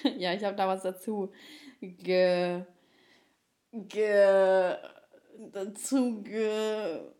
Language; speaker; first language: German; early bilingual, other home language; Ukrainian